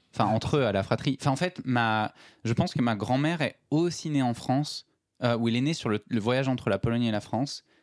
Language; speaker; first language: French; native; French